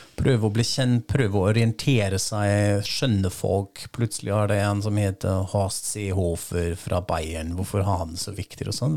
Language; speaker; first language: Norwegian; non-native, fluent; German